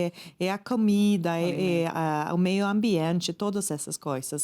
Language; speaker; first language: Portuguese; non-native, fluent; Swedish